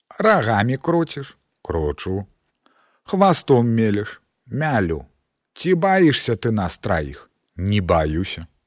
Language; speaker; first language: Belarusian; native; Belarusian